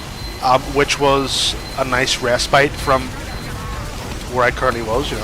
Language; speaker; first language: English; native; English